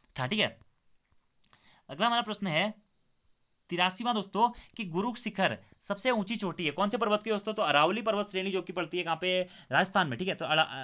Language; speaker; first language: Hindi; native; Hindi